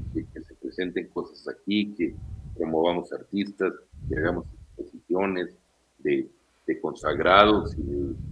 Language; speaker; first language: Spanish; native; Spanish